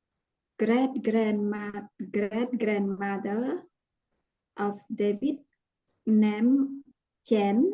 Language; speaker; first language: English; non-native, learner; Khmer